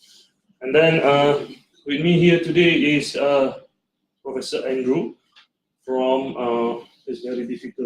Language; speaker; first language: English; non-native, local second language; Malay